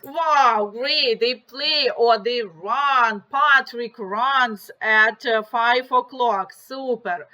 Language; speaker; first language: English; non-native, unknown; Ukrainian